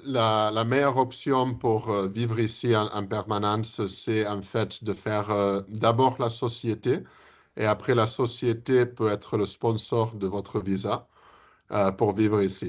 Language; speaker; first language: French; early bilingual, heritage; English